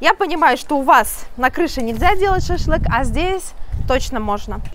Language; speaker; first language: Russian; native; Russian